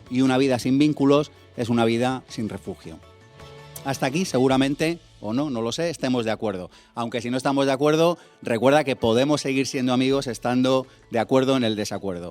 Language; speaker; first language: Spanish; native; Spanish